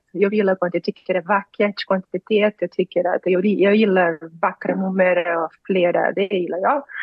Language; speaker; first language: Swedish; non-native, learner; Portuguese